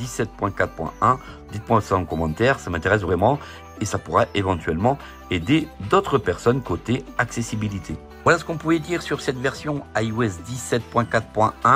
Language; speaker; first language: French; native; French